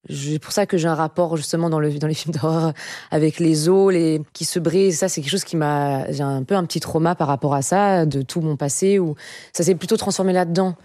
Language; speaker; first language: French; native; French